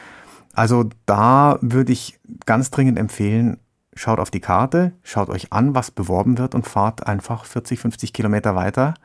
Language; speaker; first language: German; native; German